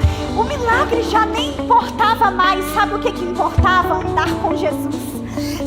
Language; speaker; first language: Portuguese; native; Portuguese